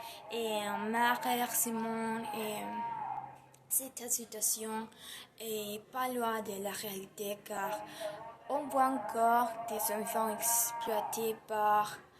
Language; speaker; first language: French; non-native, learner; Spanish